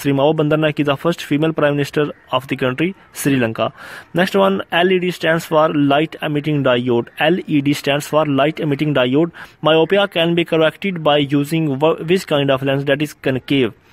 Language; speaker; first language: English; non-native, local second language; Urdu